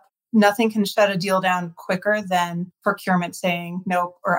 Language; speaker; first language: English; native; English